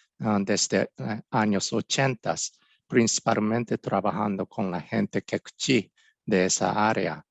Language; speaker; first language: Spanish; non-native, fluent; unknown